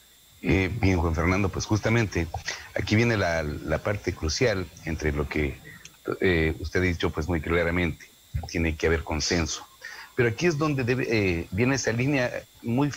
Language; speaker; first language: Spanish; native; Spanish